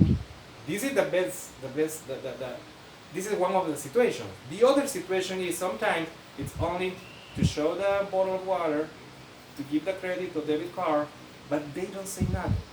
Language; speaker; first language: English; non-native, fluent; Spanish